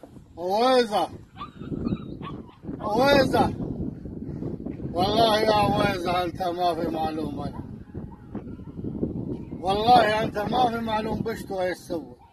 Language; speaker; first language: Arabic; non-native, learner; Pashto